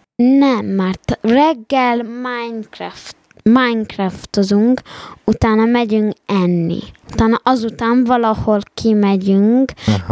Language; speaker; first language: Hungarian; early bilingual, heritage; Hungarian